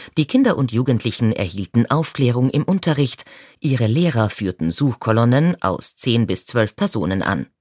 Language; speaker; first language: German; native; German